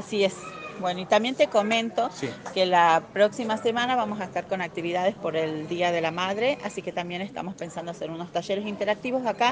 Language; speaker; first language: Spanish; native; Spanish